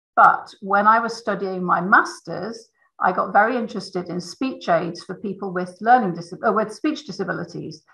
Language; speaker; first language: English; native; English